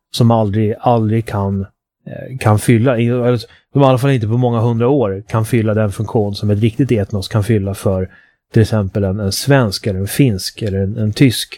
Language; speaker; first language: Swedish; native; Swedish